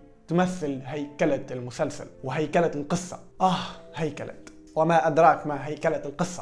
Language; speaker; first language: Arabic; native; Arabic